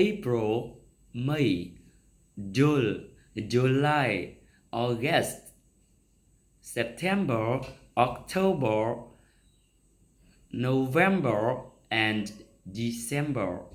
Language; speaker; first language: English; non-native, learner; Vietnamese